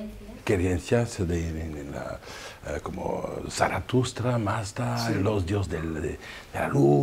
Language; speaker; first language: Spanish; non-native, fluent; French